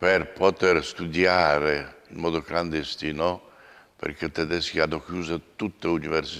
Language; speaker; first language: Italian; non-native, fluent; Polish